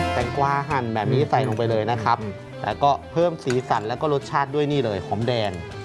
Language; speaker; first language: Thai; native; Thai